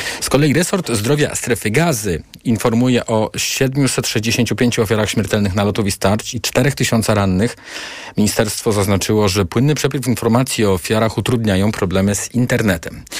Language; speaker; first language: Polish; native; Polish